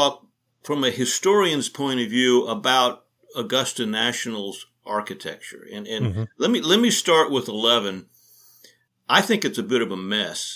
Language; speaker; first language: English; native; English